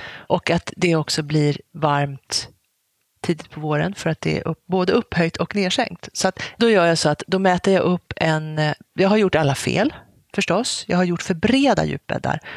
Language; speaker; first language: Swedish; native; Swedish